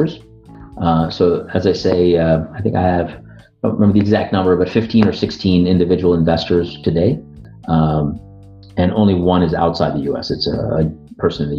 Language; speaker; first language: English; native; English